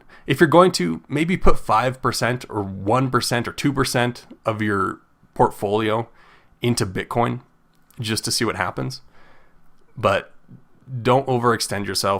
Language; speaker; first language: English; native; English